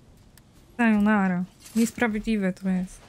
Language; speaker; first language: Polish; native; Polish